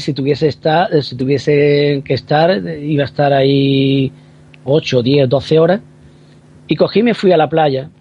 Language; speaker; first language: Spanish; native; Spanish